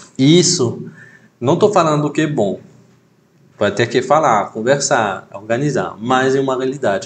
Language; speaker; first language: Portuguese; non-native, fluent; French